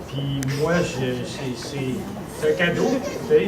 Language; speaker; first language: French; native; French